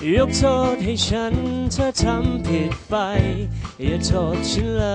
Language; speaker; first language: Thai; early bilingual, other home language; English